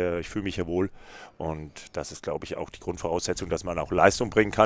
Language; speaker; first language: German; native; German